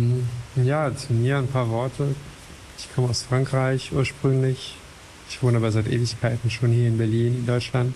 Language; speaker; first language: German; non-native, fluent; French